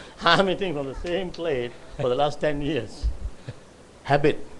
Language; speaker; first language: English; non-native, local second language; Tamil